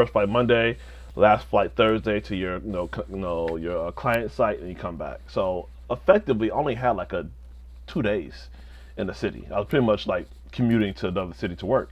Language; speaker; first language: English; native; English